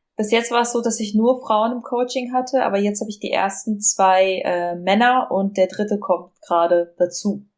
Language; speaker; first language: German; native; German